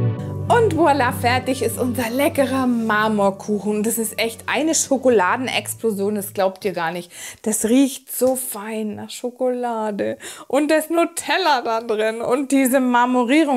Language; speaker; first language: German; native; German